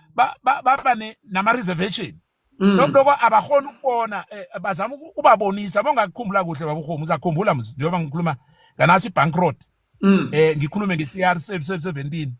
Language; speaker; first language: Zulu; non-native, local second language; South Ndebele